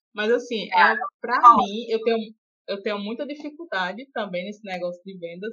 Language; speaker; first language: Portuguese; native; Portuguese